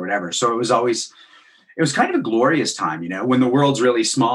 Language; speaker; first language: English; native; English